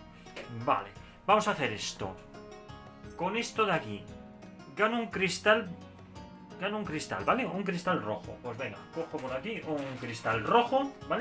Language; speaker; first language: Spanish; native; Spanish